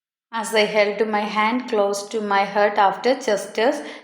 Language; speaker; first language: English; non-native, local second language; Malayalam